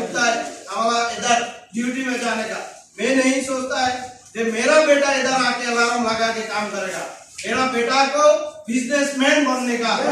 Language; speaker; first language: Hindi; non-native, fluent; Bangla